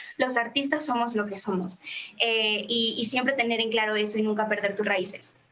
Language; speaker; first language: Spanish; native; Spanish